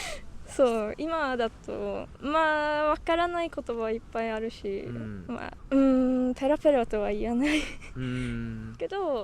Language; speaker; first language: Japanese; non-native, learner; English